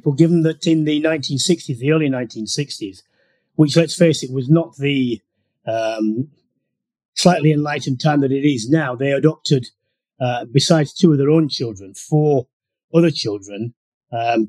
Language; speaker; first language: English; native; English